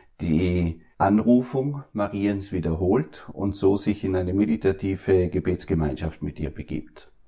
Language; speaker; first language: German; native; German